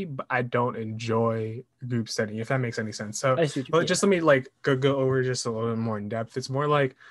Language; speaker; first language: English; native; English